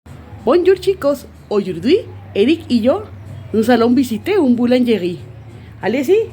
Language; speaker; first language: French; non-native, fluent; Spanish